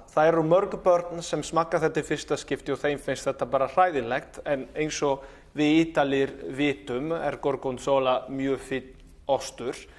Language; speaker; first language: Icelandic; non-native, fluent; Italian